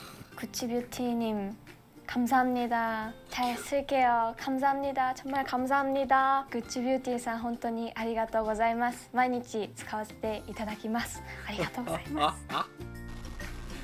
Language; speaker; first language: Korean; non-native, fluent; Japanese